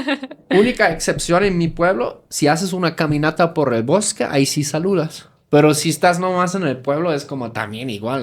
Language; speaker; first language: Spanish; non-native, fluent; German